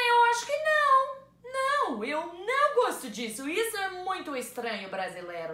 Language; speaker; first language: Portuguese; non-native, learner; English